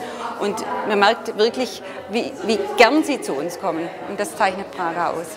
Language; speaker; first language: German; native; German